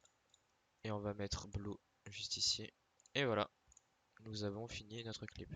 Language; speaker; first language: French; native; French